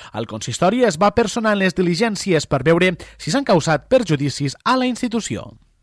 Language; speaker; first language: Catalan; native; Catalan